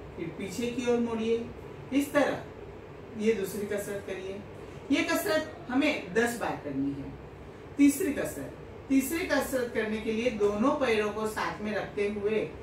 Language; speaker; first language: Hindi; non-native, local second language; Gujarati